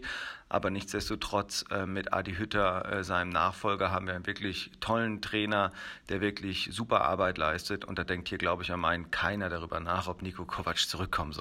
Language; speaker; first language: German; native; German